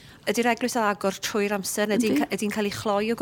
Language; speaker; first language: Welsh; native; Welsh